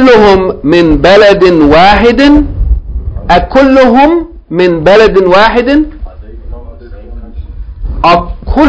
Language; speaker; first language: Arabic; non-native, fluent; English